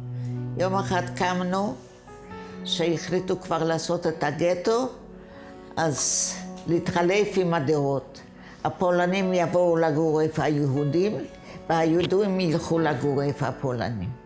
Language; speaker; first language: Hebrew; non-native, fluent; Yiddish